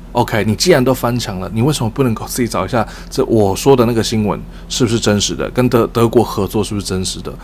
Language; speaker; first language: Chinese; early bilingual, heritage; Chinese